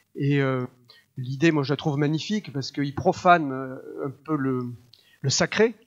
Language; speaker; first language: French; native; French